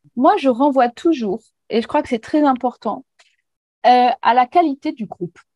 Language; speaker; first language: French; native; French